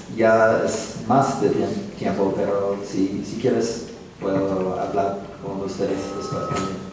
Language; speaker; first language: Spanish; non-native, learner; English